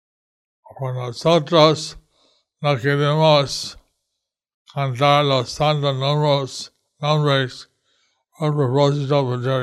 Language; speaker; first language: Spanish; non-native, learner; English